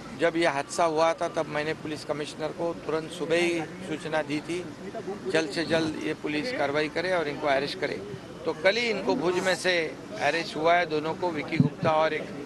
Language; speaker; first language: Hindi; non-native, local second language; Marathi